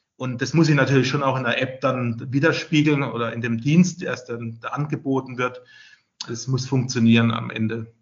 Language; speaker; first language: German; native; German